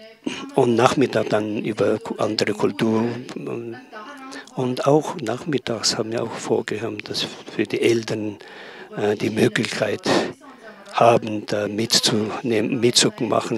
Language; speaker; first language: German; non-native, learner; Tibetan